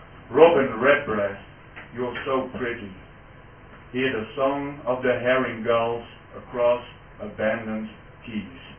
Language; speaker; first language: English; non-native, fluent; Dutch